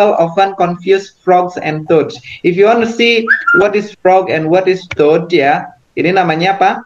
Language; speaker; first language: English; non-native, fluent; Indonesian